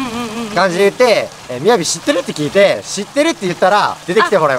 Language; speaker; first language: Japanese; native; Japanese